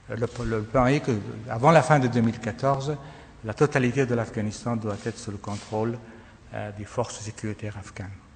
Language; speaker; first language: French; non-native, fluent; Persian